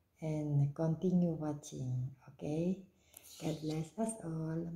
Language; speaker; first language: English; non-native, local second language; Filipino